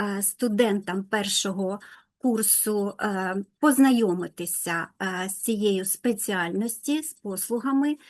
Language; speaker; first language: Ukrainian; non-native, local second language; Russian